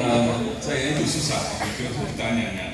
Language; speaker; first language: Indonesian; non-native, fluent; English